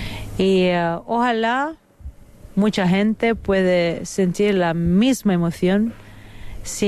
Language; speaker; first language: Spanish; non-native, fluent; Italian